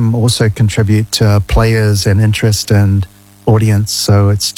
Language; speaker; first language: English; native; English